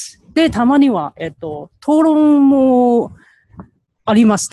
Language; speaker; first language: Japanese; non-native, learner; Chinese